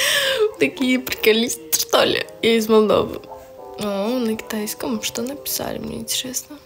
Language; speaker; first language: Russian; non-native, learner; Romanian